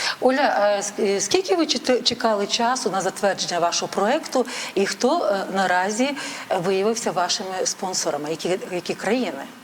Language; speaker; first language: Ukrainian; native; Ukrainian